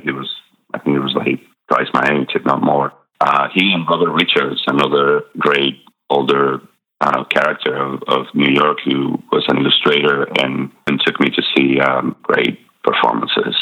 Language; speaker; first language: English; non-native, fluent; Spanish